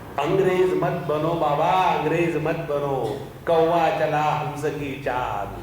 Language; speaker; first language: Hindi; non-native, local second language; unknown